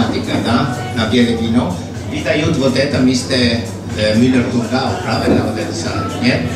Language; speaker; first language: Russian; non-native, learner; Italian